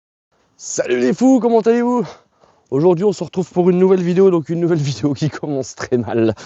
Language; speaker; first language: French; native; French